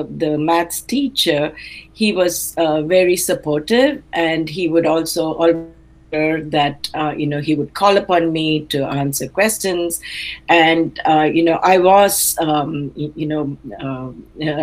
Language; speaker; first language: English; non-native, local second language; Telugu